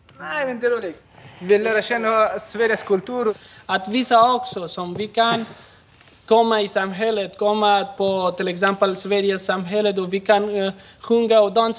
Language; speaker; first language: Swedish; non-native, learner; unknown